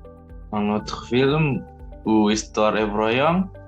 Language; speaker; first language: French; non-native, learner; Indonesian